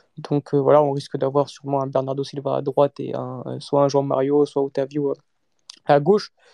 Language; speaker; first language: French; early bilingual, other home language; Portuguese